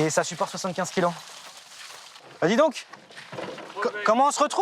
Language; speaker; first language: French; native; French